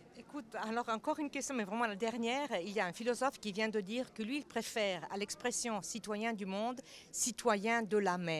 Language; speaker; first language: French; non-native, local second language; Italian